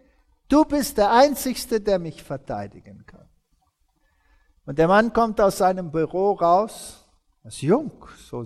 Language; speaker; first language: German; early bilingual, heritage; German